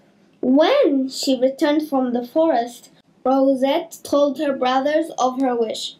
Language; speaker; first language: English; native; English